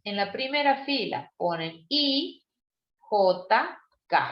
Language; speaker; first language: Spanish; native; Spanish